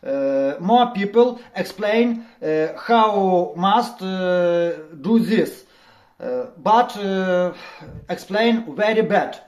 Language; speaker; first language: English; non-native, learner; Ukrainian